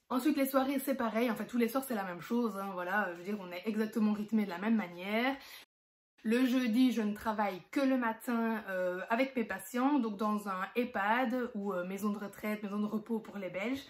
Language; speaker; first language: French; native; French